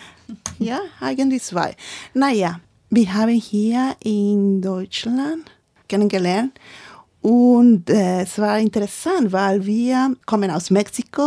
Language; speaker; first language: German; non-native, learner; Spanish